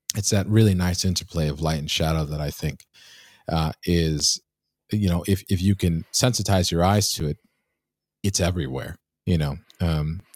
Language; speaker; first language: English; native; English